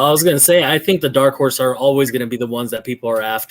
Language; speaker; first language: English; native; English